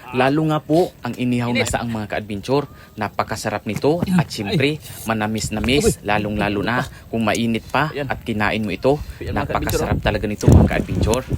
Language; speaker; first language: Filipino; non-native, local second language; Masbatenyo